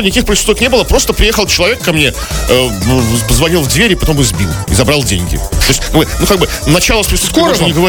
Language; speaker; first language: Russian; native; Russian